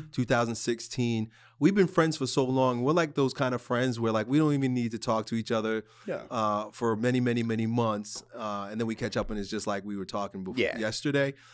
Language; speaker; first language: English; native; English